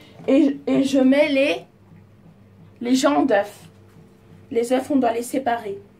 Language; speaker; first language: French; non-native, fluent; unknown